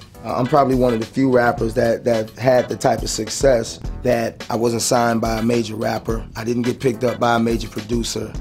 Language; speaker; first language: English; native; English